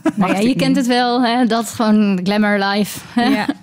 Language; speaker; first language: Dutch; native; Dutch